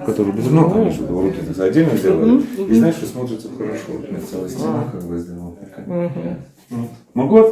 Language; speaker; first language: Russian; native; Russian